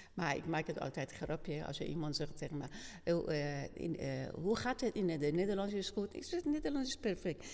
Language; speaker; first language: Dutch; non-native, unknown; Persian